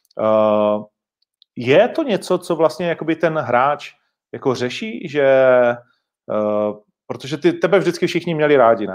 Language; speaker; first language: Czech; native; Czech